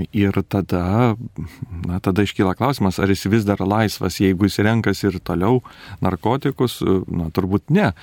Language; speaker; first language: Lithuanian; native; Lithuanian